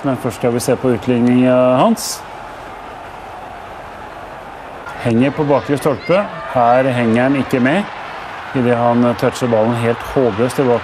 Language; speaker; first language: Norwegian; native; Norwegian